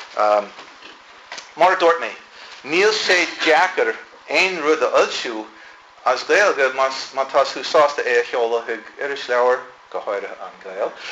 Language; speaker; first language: Irish; non-native, fluent; English